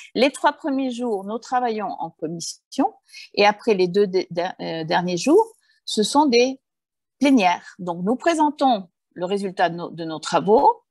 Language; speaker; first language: French; early bilingual, heritage; Spanish